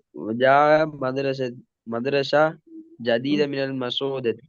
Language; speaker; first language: Arabic; non-native, learner; Tamil